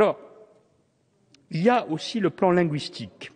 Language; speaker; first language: French; native; French